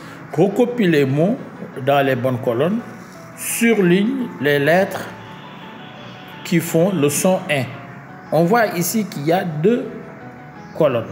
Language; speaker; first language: French; native; French